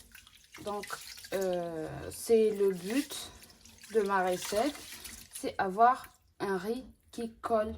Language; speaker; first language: French; non-native, local second language; Malagasy